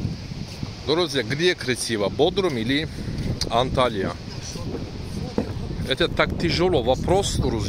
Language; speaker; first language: Russian; non-native, learner; Turkish